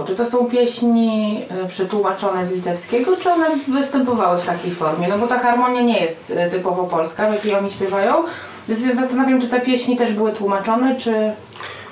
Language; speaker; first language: Polish; native; Polish